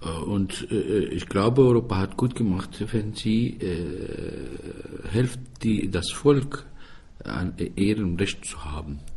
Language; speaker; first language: German; non-native, fluent; Arabic